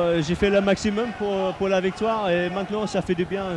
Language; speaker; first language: French; non-native, fluent; English